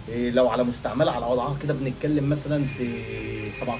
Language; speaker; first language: Arabic; native; Arabic